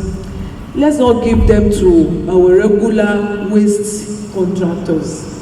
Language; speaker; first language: English; non-native, local second language; Yoruba